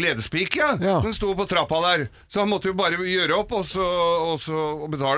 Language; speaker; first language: Norwegian; native; Norwegian